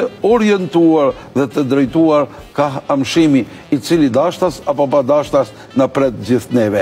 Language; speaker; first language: Albanian; native; Albanian